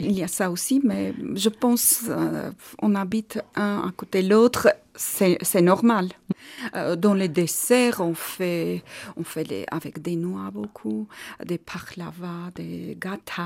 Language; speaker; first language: French; non-native, learner; Armenian